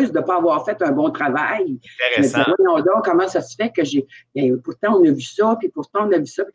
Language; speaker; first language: French; native; French